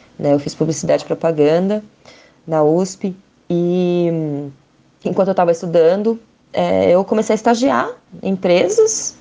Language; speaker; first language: Portuguese; native; Portuguese